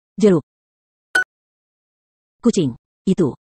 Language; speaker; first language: Indonesian; non-native, learner; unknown